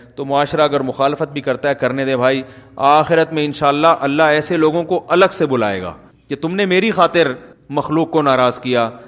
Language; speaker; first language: Urdu; native; Urdu